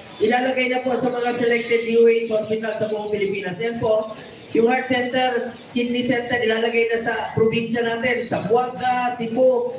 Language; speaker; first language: Filipino; non-native, local second language; Cebuano